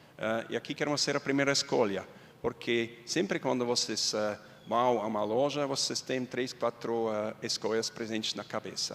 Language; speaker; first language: Portuguese; non-native, fluent; Swiss German